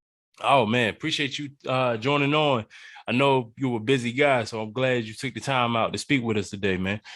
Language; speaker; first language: English; native; English